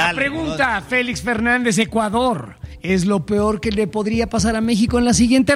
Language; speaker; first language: Spanish; native; Spanish